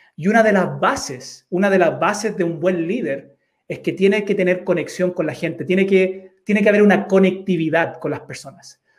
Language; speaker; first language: Spanish; early bilingual, heritage; Spanish